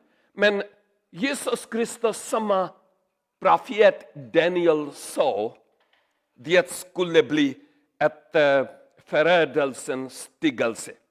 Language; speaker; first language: Swedish; non-native, learner; Urdu